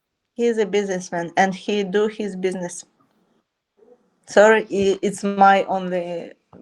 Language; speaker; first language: English; non-native, learner; Ukrainian